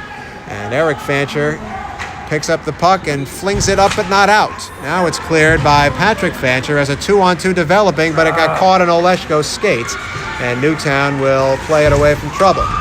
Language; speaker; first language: English; native; English